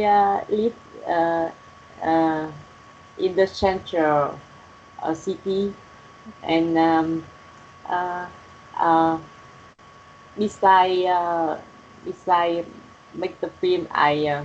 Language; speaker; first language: English; non-native, learner; Vietnamese